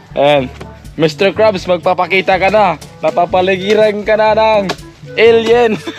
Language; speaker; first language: Filipino; non-native, local second language; Cebuano